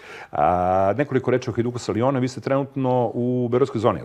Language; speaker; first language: Serbian; native; Serbian